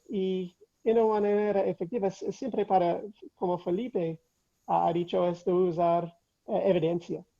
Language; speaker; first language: Spanish; non-native, fluent; English